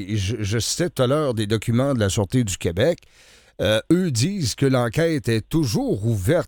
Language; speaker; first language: French; native; French